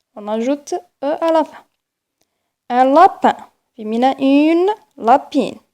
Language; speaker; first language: French; non-native, local second language; Arabic